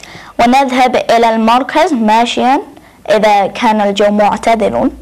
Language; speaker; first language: Arabic; non-native, learner; English